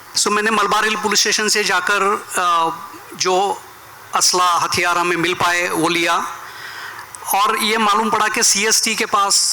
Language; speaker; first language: Hindi; non-native, local second language; Marathi